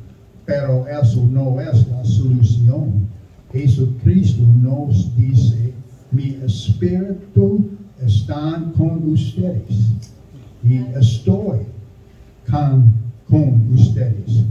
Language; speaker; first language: Spanish; non-native, learner; German